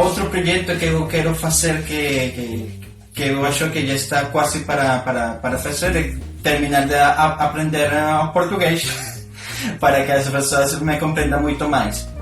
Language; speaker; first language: Portuguese; non-native, learner; Spanish